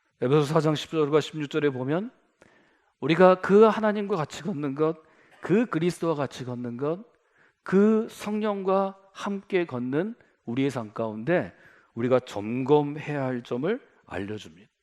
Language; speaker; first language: Korean; native; Korean